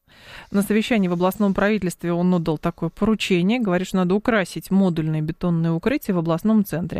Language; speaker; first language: Russian; native; Russian